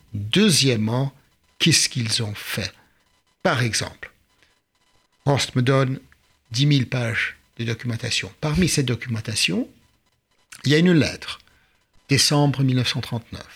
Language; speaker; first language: French; non-native, fluent; English